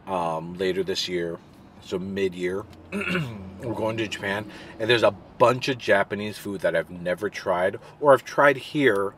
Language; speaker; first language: English; native; English